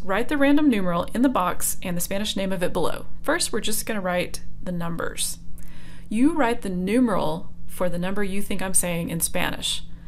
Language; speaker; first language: English; native; English